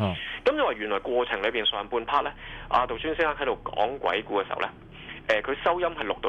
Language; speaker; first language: Cantonese; native; Cantonese